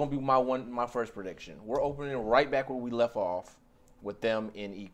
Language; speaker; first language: English; native; English